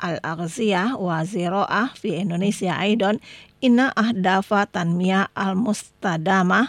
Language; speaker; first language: Arabic; non-native, fluent; Indonesian